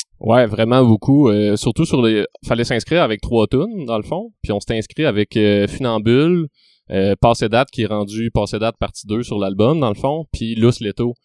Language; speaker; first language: French; native; French